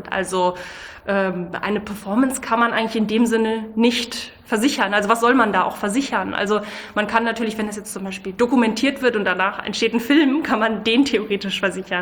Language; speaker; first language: German; native; German